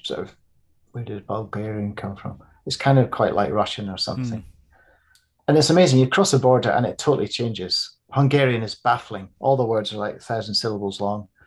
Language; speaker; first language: English; native; English